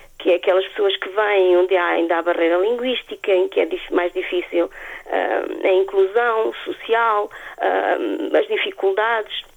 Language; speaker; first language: Portuguese; native; Portuguese